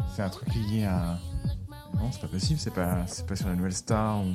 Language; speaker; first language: French; native; French